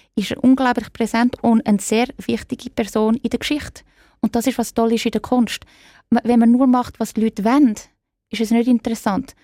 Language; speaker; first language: German; native; German